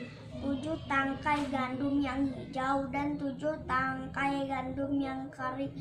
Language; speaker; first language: Indonesian; native; Indonesian